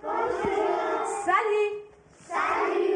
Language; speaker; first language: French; non-native, fluent; English